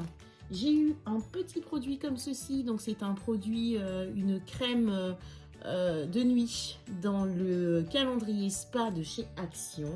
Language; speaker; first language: French; native; French